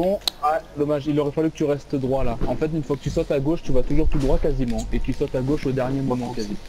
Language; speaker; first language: French; native; French